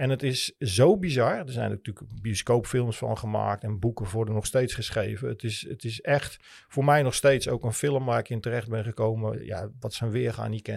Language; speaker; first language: Dutch; native; Dutch